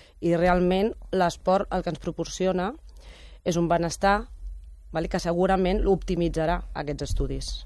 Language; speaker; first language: Catalan; non-native, local second language; Spanish